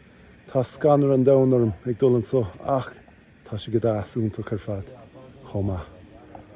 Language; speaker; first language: Irish; non-native, learner; English